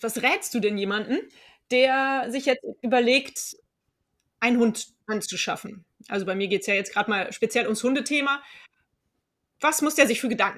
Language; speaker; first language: German; native; German